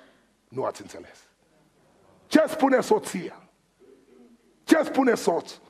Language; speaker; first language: Romanian; non-native, fluent; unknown